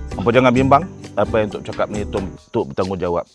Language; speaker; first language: Malay; native; Malay